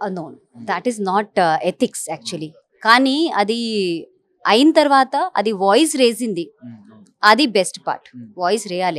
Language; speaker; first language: Telugu; non-native, learner; Hindi